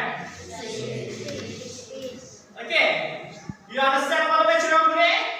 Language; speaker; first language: English; non-native, learner; Indonesian